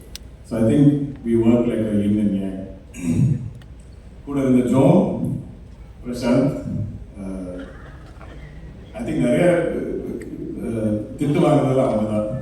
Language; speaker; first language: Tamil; non-native, fluent; Malayalam